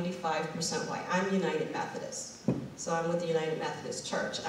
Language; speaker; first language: English; native; English